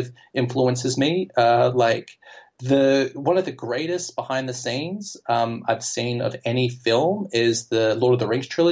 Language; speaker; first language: English; native; English